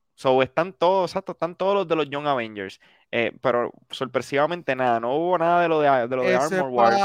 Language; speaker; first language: Spanish; native; Spanish